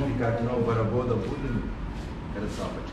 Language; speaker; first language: Russian; non-native, learner; Arabic